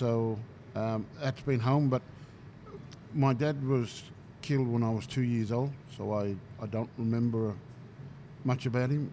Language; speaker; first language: English; native; English